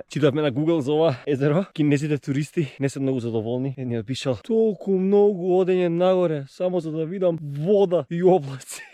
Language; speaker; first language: Macedonian; native; Macedonian